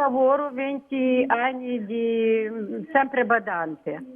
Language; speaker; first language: Italian; non-native, learner; Ukrainian